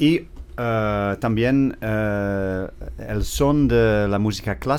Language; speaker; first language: Portuguese; non-native, learner; English